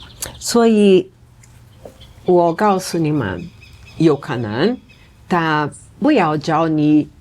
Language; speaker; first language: Chinese; non-native, learner; Portuguese